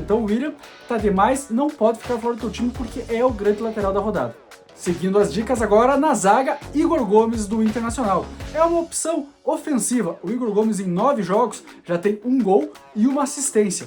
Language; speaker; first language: Portuguese; native; Portuguese